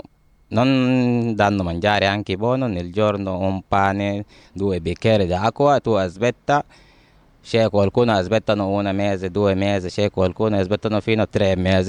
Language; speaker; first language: Italian; non-native, learner; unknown